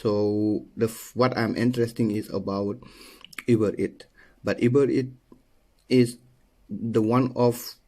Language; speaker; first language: English; non-native, learner; Wolof